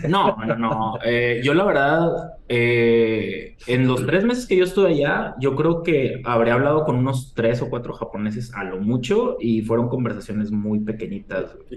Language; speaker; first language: Spanish; native; Spanish